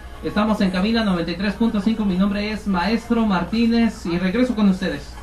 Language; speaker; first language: Spanish; native; Spanish